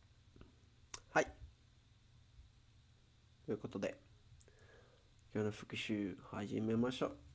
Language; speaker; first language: Japanese; non-native, learner; Spanish